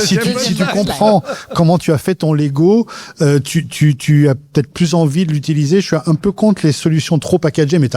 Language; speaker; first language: French; native; French